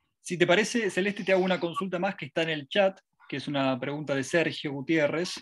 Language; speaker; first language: Spanish; native; Spanish